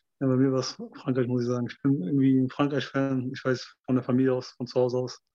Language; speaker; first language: German; early bilingual, other home language; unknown